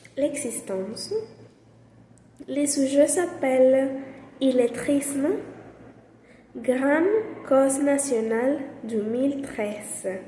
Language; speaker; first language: French; non-native, learner; Spanish